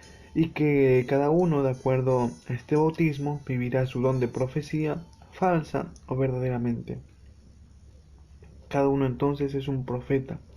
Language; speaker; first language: Spanish; native; Spanish